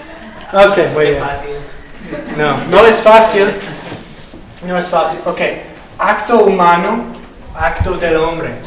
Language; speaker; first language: Spanish; non-native, fluent; English